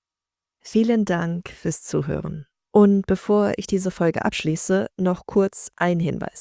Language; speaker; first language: German; native; German